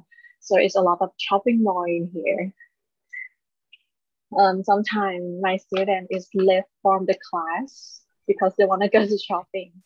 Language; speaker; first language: English; non-native, learner; Thai